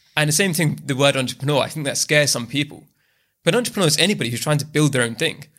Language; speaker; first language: English; native; English